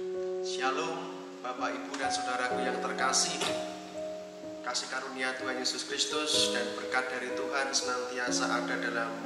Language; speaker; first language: Indonesian; native; Indonesian